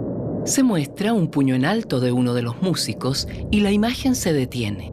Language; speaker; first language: Spanish; native; Spanish